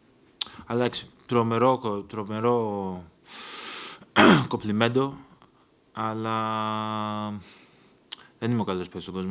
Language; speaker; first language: Greek; early bilingual, other home language; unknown